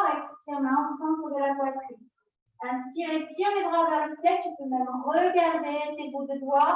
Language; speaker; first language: French; native; French